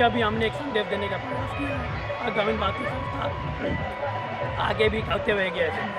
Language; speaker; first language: Hindi; native; Hindi